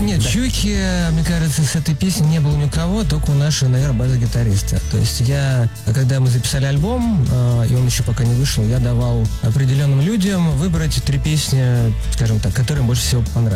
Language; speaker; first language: Russian; native; Russian